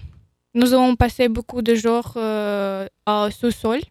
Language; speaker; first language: French; non-native, learner; Ukrainian